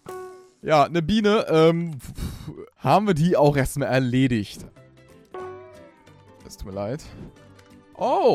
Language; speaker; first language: German; native; German